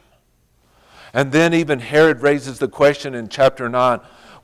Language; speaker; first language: English; native; English